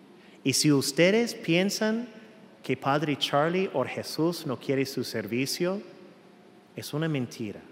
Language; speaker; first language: Spanish; non-native, fluent; English